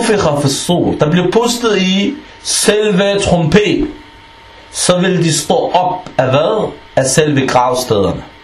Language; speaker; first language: Danish; non-native, fluent; Arabic